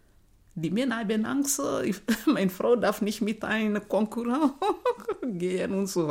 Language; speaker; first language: German; non-native, learner; Mandingo